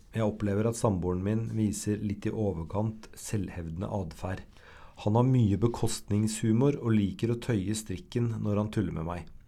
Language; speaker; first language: Norwegian; native; Norwegian